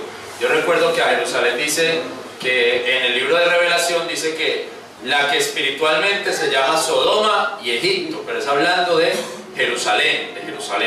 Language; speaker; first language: Spanish; native; Spanish